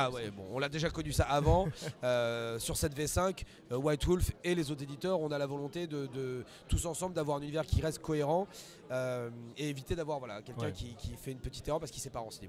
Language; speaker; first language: French; native; French